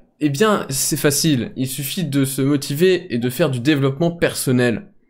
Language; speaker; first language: French; native; French